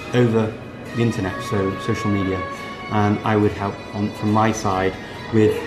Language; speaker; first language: English; native; English